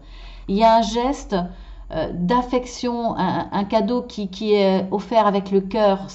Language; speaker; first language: French; native; French